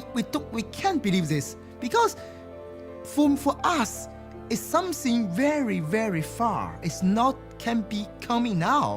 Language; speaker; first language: English; non-native, learner; Chinese